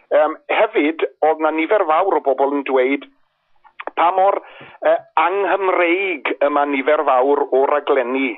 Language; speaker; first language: Welsh; native; Welsh